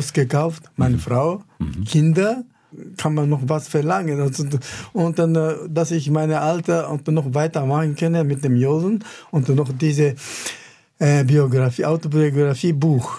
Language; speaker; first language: German; non-native, fluent; Japanese